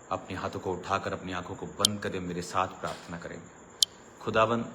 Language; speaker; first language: Hindi; non-native, local second language; Punjabi